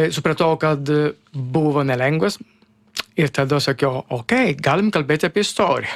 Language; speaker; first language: Lithuanian; non-native, learner; Italian